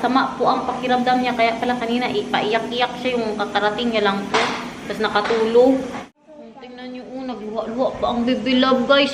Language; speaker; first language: Filipino; non-native, local second language; Cebuano